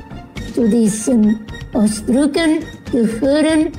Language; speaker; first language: German; non-native, fluent; Indonesian